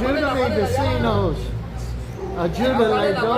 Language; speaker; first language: Spanish; non-native, learner; English